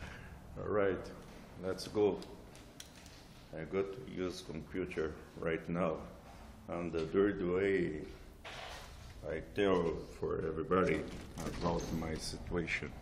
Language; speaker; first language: English; non-native, learner; Portuguese